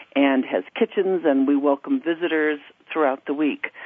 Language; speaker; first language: English; native; English